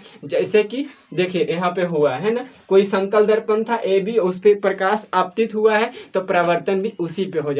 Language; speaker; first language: Hindi; native; Hindi